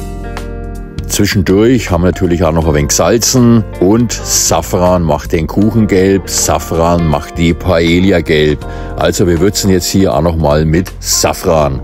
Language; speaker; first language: German; native; German